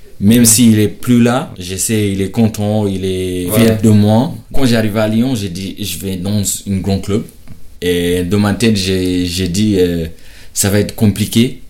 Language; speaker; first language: French; non-native, learner; Shona